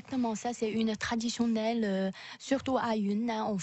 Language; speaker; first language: French; non-native, learner; Chinese